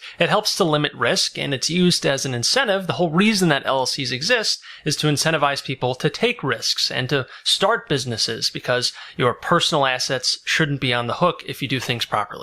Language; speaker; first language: English; native; English